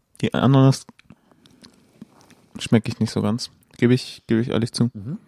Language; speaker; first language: German; native; German